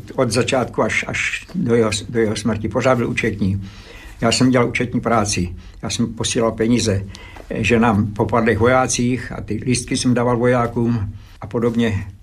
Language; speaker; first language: Czech; early bilingual, other home language; Slovak